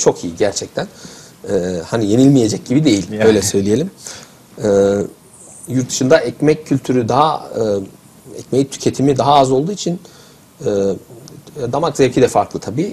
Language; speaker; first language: Turkish; native; Turkish